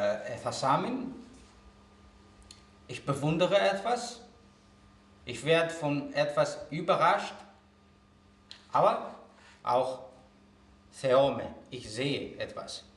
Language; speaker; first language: German; non-native, fluent; Greek